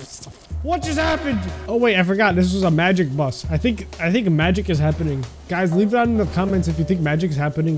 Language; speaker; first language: English; native; English